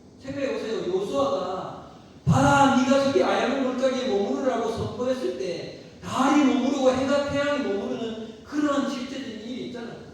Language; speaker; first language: Korean; native; Korean